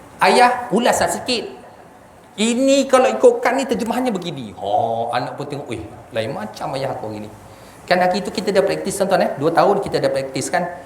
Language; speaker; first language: Malay; non-native, local second language; Javanese